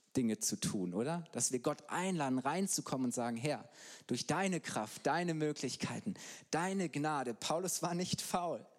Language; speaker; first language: German; native; German